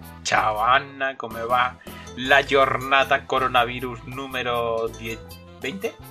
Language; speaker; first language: Italian; non-native, learner; Spanish